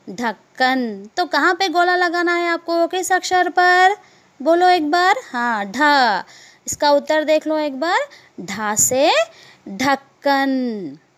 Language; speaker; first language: Hindi; non-native, local second language; Telugu